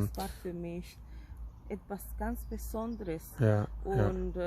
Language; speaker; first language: German; non-native, fluent; Spanish